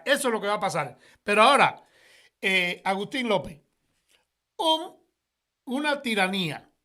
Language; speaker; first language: Spanish; native; Spanish